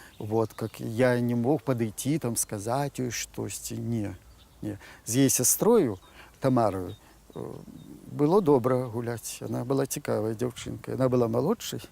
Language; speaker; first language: Belarusian; native; Belarusian